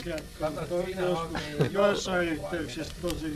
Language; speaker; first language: Finnish; native; Finnish